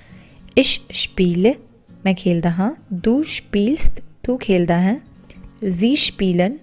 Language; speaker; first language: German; non-native, fluent; Punjabi